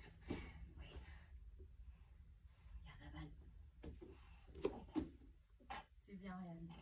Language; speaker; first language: French; native; French